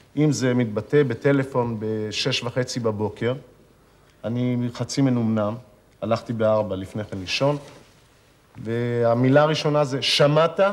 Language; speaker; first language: Hebrew; native; Hebrew